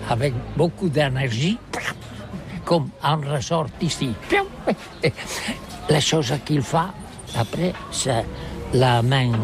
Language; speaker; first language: French; non-native, learner; Catalan